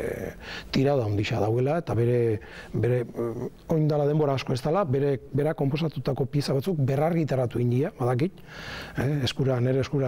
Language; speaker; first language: Basque; native; Basque